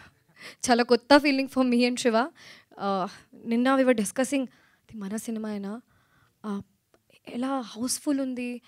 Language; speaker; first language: Telugu; non-native, learner; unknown